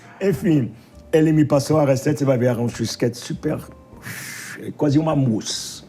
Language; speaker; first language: Portuguese; non-native, fluent; French